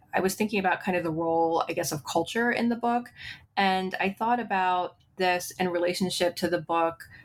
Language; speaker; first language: English; native; English